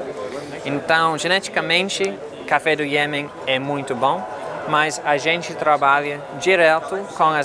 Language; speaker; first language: Portuguese; non-native, fluent; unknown